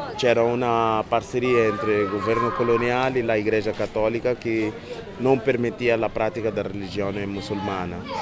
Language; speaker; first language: Italian; non-native, fluent; Portuguese